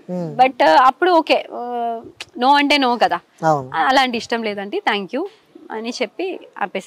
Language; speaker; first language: Telugu; non-native, fluent; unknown